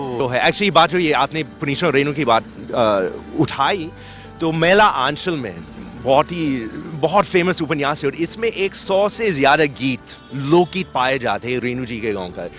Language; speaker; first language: Hindi; non-native, fluent; English